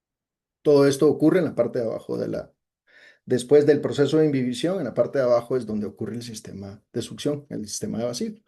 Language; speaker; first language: Spanish; native; Spanish